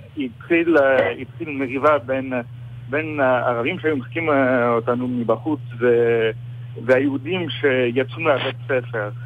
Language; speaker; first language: Hebrew; early bilingual, other home language; French